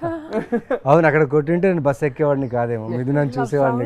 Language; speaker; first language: Telugu; native; Telugu